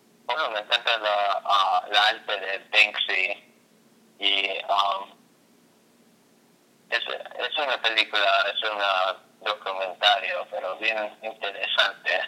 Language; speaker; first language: Spanish; non-native, fluent; English